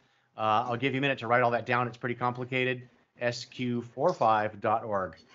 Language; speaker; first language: English; native; English